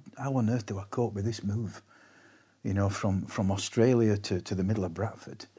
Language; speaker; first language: English; native; English